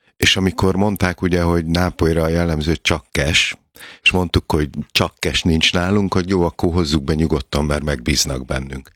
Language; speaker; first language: Hungarian; native; Hungarian